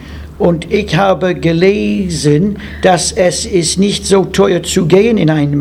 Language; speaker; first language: German; non-native, learner; English